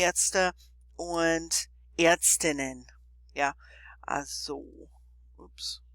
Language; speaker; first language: German; non-native, fluent; English